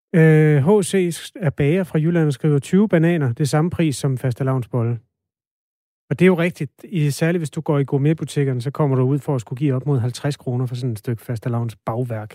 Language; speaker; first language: Danish; native; Danish